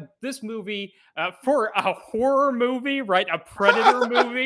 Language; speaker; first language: English; native; English